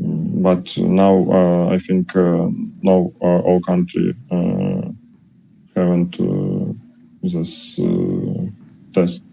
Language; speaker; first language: English; non-native, learner; Russian